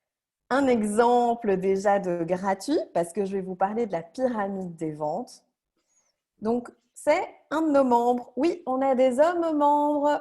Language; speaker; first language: French; native; French